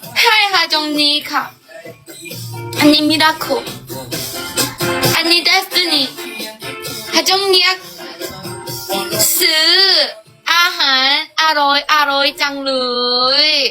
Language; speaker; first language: Thai; non-native, learner; Korean